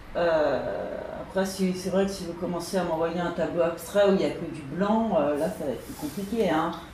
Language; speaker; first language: French; native; French